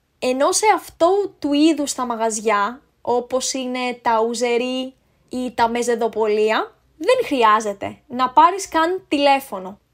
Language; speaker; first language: Greek; native; Greek